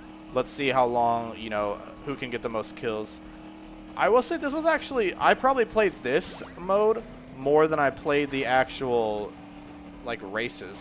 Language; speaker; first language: English; native; English